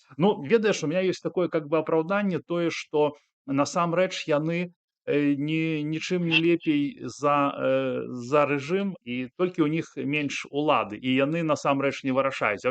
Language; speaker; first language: Belarusian; non-native, local second language; Russian